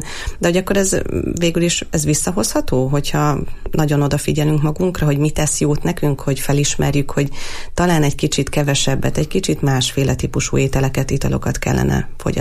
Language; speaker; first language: Hungarian; native; Hungarian